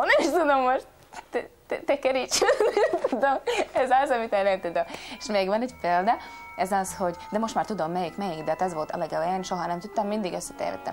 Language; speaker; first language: Hungarian; non-native, fluent; Latvian